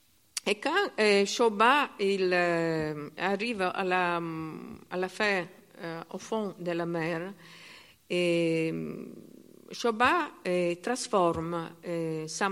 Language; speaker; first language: French; non-native, learner; Italian